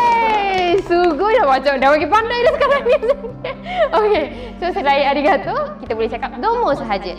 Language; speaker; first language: Malay; native; Malay